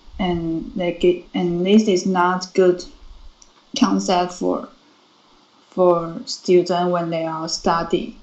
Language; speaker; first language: English; non-native, learner; Chinese